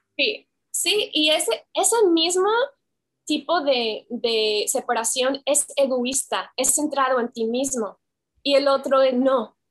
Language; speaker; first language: Spanish; non-native, fluent; English